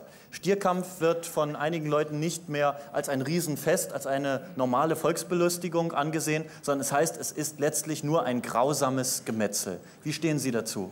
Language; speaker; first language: German; native; German